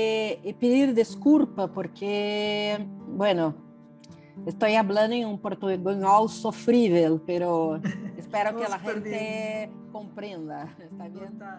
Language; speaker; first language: Spanish; non-native, learner; Portuguese